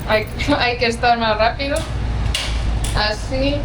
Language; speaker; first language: Spanish; non-native, fluent; Estonian